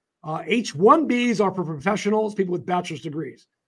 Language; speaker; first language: English; native; English